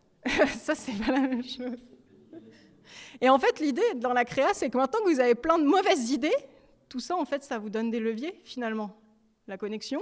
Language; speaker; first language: French; native; French